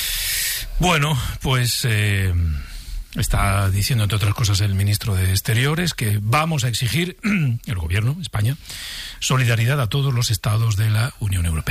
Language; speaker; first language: Spanish; native; Spanish